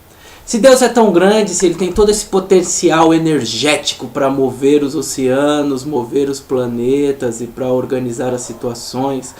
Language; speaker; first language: Portuguese; native; Portuguese